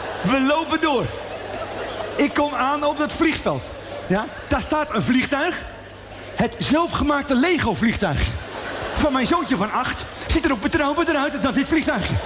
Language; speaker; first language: Dutch; native; Dutch